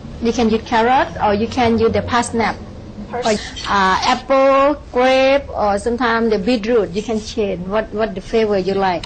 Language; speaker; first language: English; non-native, learner; Thai